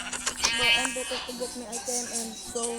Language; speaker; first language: English; non-native, local second language; Filipino